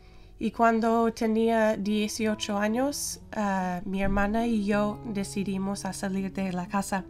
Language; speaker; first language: Spanish; non-native, fluent; English